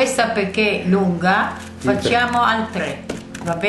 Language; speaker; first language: Italian; non-native, learner; Arabic